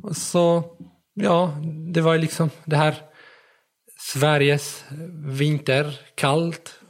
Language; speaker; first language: Swedish; early bilingual, other home language; Arabic